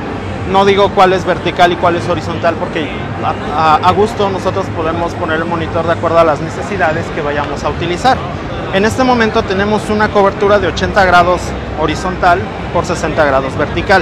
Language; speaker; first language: Spanish; native; Spanish